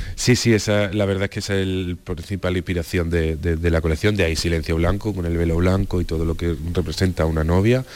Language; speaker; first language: Spanish; native; Spanish